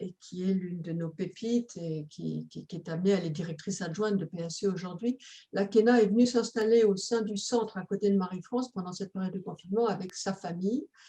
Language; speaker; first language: French; native; French